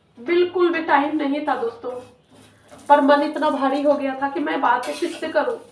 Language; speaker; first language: Hindi; native; Hindi